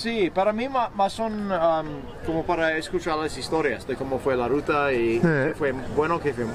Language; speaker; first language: Spanish; non-native, fluent; English